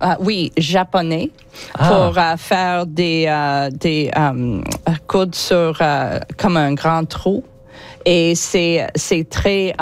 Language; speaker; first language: French; non-native, learner; English